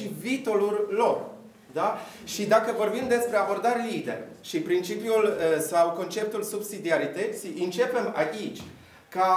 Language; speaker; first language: Romanian; non-native, fluent; Polish